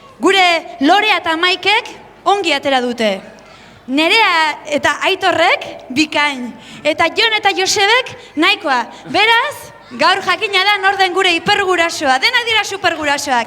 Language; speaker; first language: Basque; native; Basque